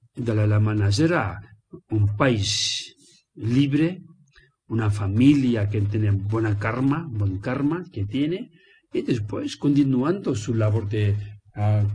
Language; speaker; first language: Spanish; non-native, learner; Tibetan